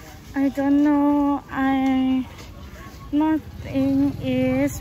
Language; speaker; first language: English; non-native, learner; Thai